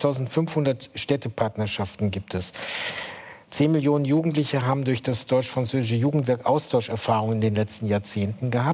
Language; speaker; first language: German; native; German